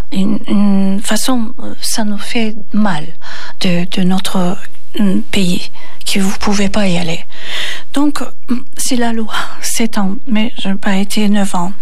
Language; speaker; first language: French; non-native, fluent; Turkish